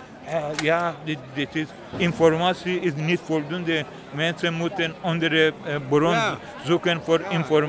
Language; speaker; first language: Dutch; non-native, learner; Persian